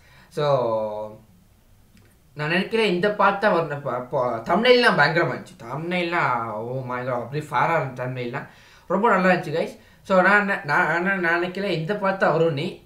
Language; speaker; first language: Tamil; early bilingual, heritage; Tamil